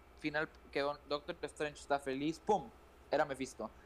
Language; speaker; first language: Spanish; native; Spanish